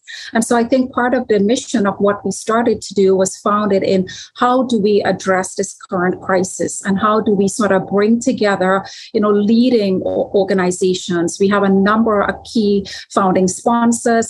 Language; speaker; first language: English; native; English